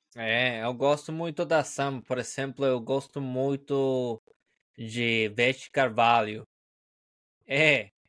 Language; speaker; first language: Portuguese; non-native, learner; Spanish